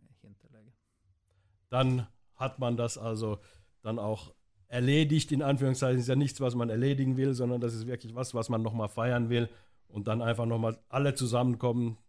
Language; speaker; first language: German; native; German